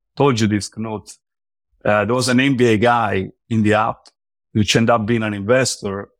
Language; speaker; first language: English; non-native, fluent; Italian